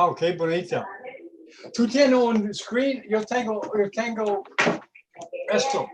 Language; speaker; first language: Spanish; non-native, learner; English